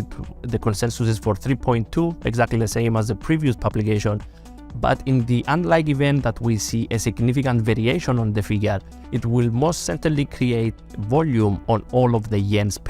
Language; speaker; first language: English; non-native, fluent; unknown